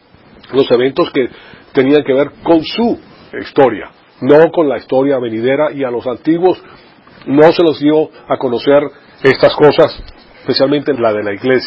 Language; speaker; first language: Spanish; native; Spanish